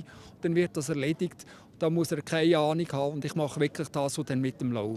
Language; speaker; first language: German; native; German